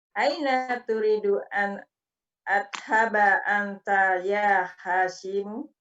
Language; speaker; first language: Arabic; non-native, learner; Indonesian